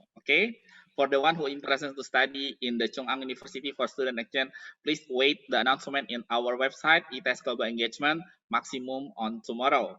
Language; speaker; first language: English; non-native, fluent; Indonesian